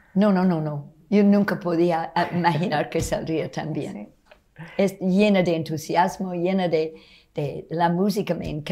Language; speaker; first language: Spanish; non-native, fluent; English